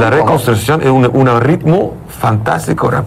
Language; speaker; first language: Spanish; non-native, learner; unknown